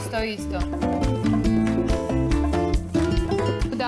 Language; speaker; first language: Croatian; non-native, learner; Spanish